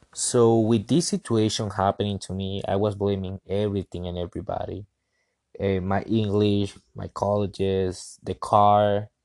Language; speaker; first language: English; non-native, fluent; Spanish